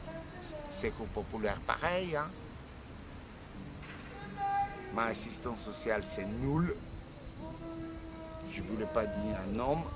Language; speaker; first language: French; non-native, learner; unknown